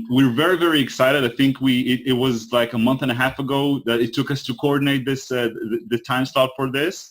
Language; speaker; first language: English; non-native, fluent; Hebrew